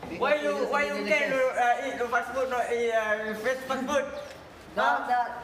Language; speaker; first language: English; non-native, learner; Malay